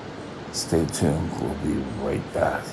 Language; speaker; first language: English; native; English